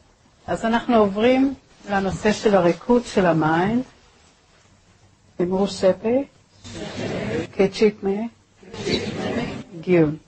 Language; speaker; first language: Hebrew; native; Hebrew